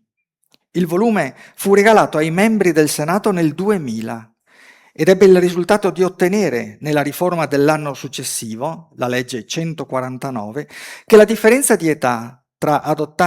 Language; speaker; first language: Italian; native; Italian